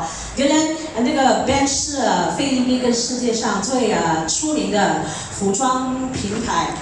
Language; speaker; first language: Chinese; early bilingual, heritage; Chinese